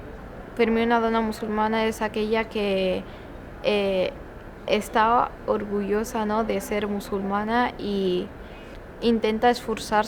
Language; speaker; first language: Catalan; early bilingual, other home language; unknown